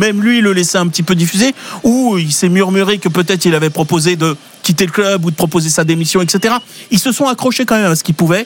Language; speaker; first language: French; native; French